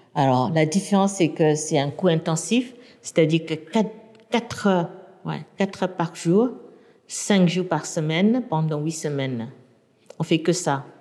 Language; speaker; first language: French; non-native, fluent; Burmese